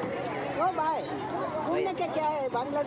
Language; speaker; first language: Hindi; non-native, local second language; Kannada